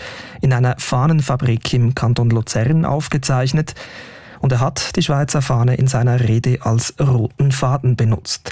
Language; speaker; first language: German; native; German